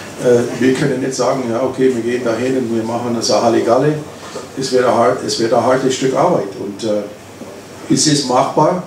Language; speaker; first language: German; non-native, fluent; English